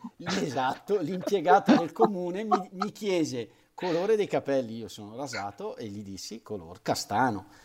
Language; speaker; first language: Italian; native; Italian